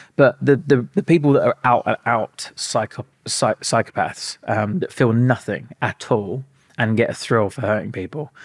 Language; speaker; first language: English; native; English